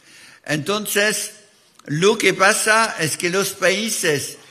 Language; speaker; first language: Spanish; non-native, fluent; French